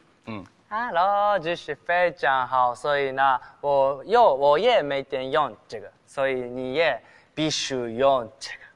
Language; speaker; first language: Chinese; non-native, learner; Japanese